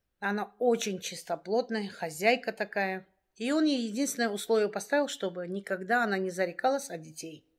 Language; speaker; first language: Russian; native; Russian